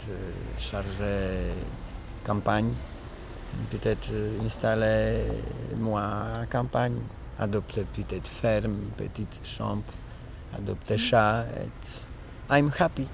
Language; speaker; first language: French; non-native, learner; Polish